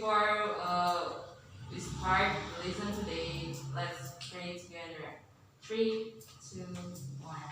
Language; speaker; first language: English; non-native, learner; Indonesian